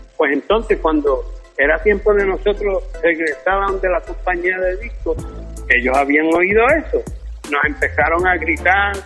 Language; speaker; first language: Spanish; early bilingual, heritage; Spanish